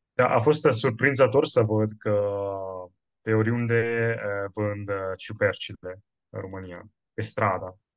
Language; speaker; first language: Romanian; non-native, fluent; Italian